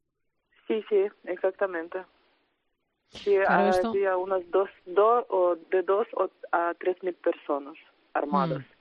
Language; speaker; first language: Spanish; non-native, fluent; Ukrainian